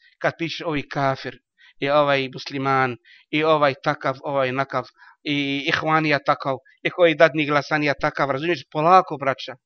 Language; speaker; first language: Bosnian; non-native, learner; Arabic